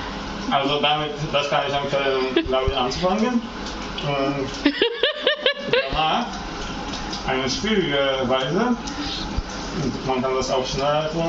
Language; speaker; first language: German; non-native, fluent; Polish